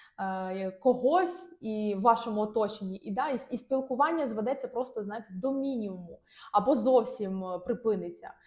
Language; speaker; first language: Ukrainian; non-native, local second language; Russian